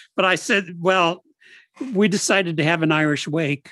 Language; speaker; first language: English; early bilingual, other home language; Italian